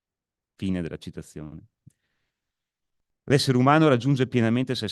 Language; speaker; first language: Italian; native; Italian